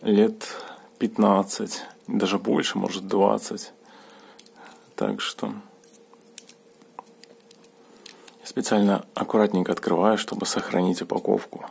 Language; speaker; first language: Russian; native; Russian